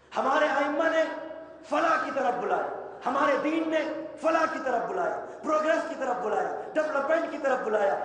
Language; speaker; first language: Urdu; native; Urdu